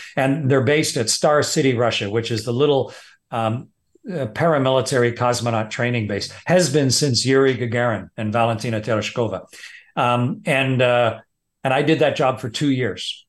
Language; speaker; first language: English; native; English